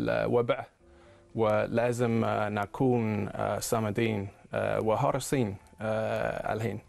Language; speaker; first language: Arabic; non-native, fluent; English